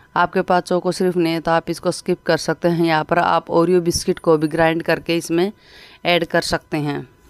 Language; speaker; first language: Hindi; native; Hindi